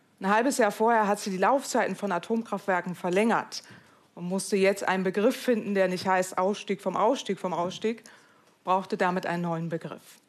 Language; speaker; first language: German; native; German